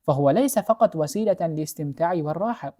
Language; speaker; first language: Arabic; non-native, fluent; Uzbek